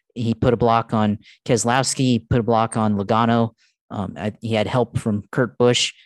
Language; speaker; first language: English; early bilingual, other home language; Filipino